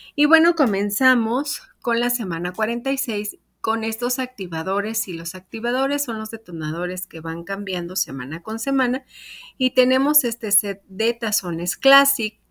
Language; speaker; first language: Spanish; native; Spanish